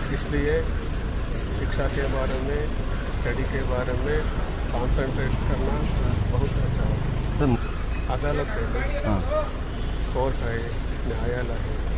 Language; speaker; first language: Hindi; non-native, local second language; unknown